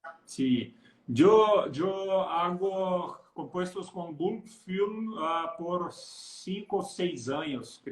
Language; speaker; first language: Spanish; non-native, learner; Portuguese